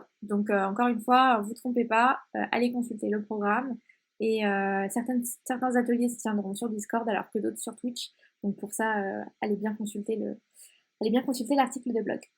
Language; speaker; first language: French; native; French